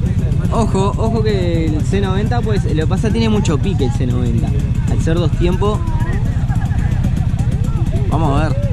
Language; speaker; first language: Spanish; native; Spanish